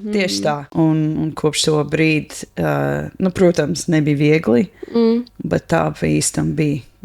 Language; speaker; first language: Latvian; non-native, learner; English